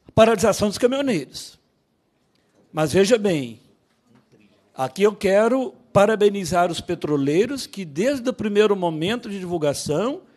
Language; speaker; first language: Portuguese; native; Portuguese